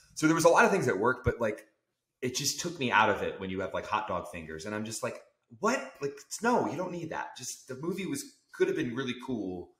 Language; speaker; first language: English; native; English